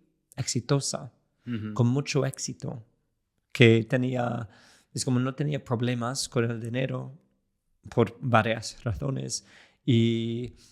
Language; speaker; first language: Spanish; non-native, fluent; English